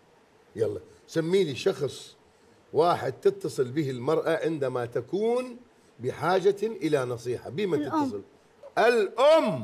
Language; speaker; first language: Arabic; native; Arabic